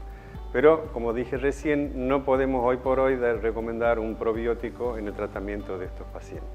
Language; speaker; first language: Spanish; native; Spanish